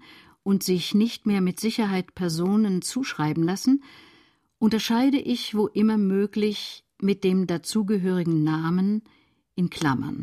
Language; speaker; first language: German; native; German